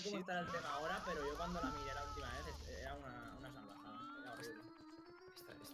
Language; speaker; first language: Spanish; native; Spanish